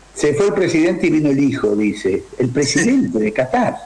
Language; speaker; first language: Spanish; native; Spanish